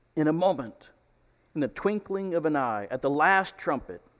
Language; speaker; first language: English; native; English